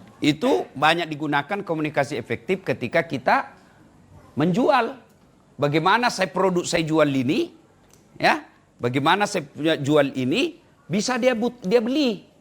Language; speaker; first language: Indonesian; non-native, local second language; Buginese